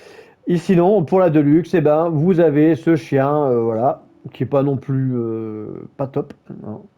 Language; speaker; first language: French; native; French